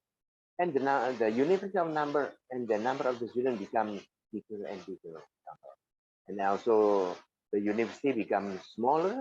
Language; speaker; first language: English; non-native, fluent; Indonesian